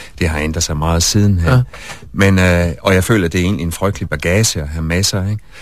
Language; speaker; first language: Danish; native; Danish